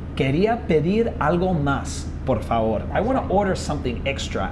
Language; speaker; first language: Spanish; non-native, fluent; English